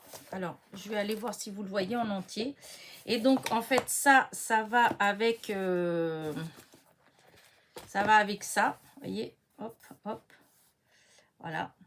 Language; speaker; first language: French; native; French